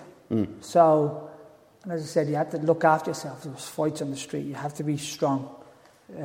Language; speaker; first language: English; native; English